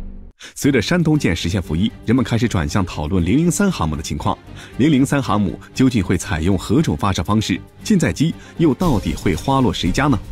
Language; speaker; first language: Chinese; native; Chinese